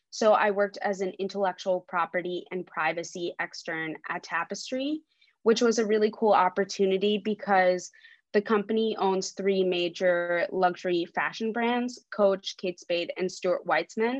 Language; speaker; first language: English; early bilingual, other home language; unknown